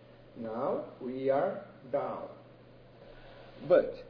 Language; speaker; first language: English; non-native, learner; Portuguese